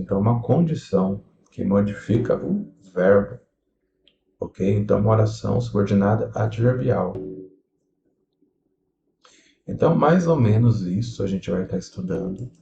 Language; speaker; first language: Portuguese; native; Portuguese